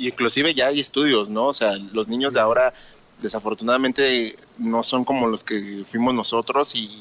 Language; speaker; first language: Spanish; native; Spanish